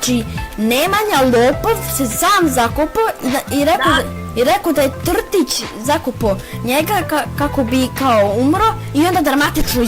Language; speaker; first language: Bosnian; native; Bosnian